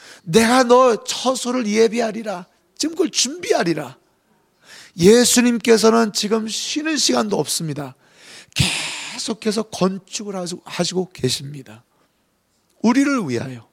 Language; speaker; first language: Korean; native; Korean